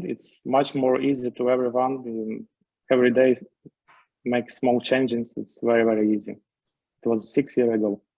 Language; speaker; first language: English; non-native, learner; Ukrainian